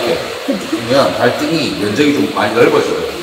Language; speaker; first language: Korean; native; Korean